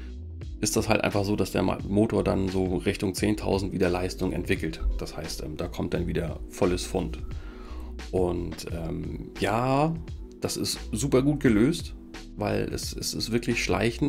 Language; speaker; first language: German; native; German